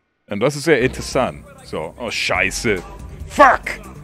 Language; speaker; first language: German; early bilingual, heritage; German